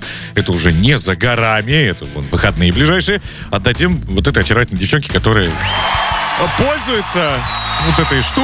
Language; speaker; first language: Russian; native; Russian